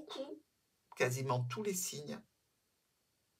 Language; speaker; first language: French; native; French